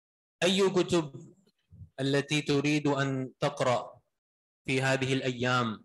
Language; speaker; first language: Arabic; non-native, fluent; Urdu